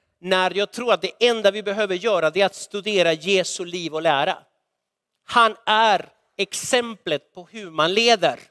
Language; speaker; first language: Swedish; non-native, fluent; Spanish